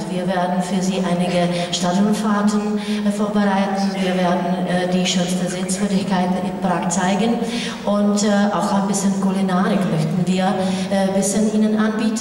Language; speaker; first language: German; non-native, fluent; Czech